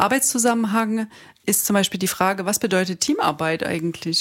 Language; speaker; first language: German; native; German